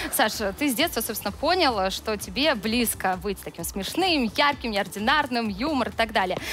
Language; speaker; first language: Russian; native; Russian